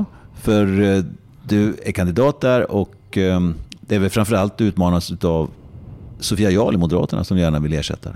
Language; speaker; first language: Swedish; native; Swedish